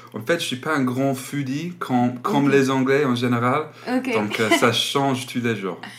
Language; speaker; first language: French; non-native, learner; English